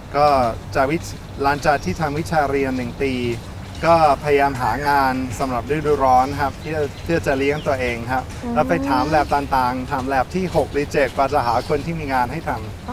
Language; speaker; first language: Thai; non-native, fluent; English